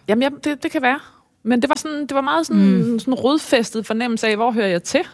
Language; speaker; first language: Danish; native; Danish